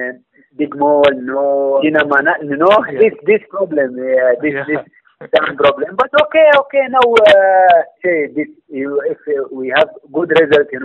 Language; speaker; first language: English; non-native, learner; Arabic